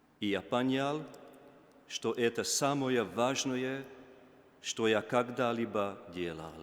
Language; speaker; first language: Russian; non-native, learner; Hungarian